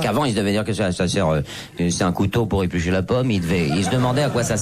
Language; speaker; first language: French; native; French